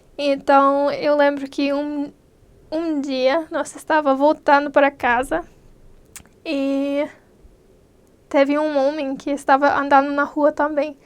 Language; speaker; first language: Portuguese; non-native, fluent; English